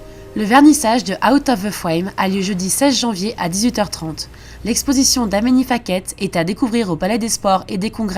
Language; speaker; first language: French; native; French